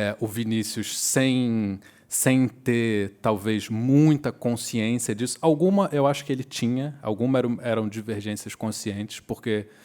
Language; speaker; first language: Portuguese; native; Portuguese